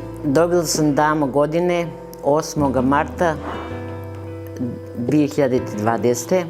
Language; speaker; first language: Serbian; early bilingual, other home language; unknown